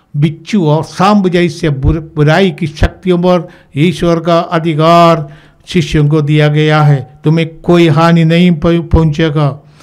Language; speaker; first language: Hindi; native; Hindi